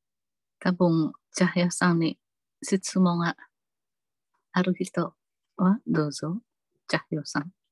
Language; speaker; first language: Japanese; non-native, fluent; Indonesian